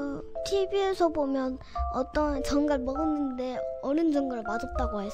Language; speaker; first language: Korean; early bilingual, other home language; Russian